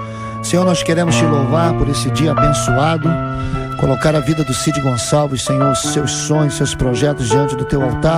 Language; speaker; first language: Portuguese; native; Portuguese